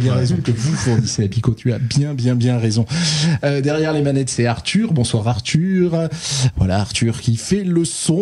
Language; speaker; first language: French; native; French